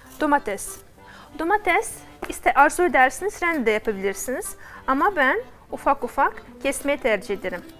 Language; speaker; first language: Turkish; non-native, fluent; Russian